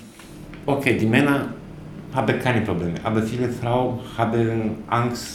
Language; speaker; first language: German; non-native, learner; Romanian